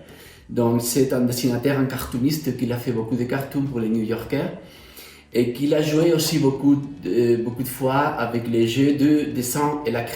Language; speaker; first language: French; non-native, fluent; Spanish